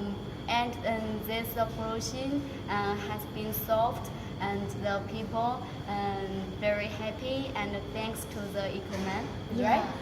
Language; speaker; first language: English; non-native, learner; Chinese